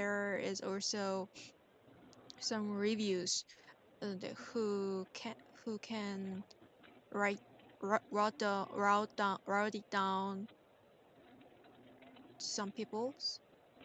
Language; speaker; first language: English; non-native, learner; Korean